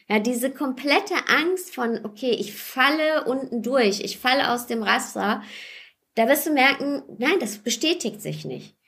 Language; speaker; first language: German; early bilingual, other home language; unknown